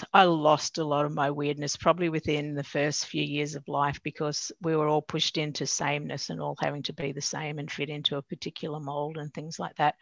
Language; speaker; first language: English; native; English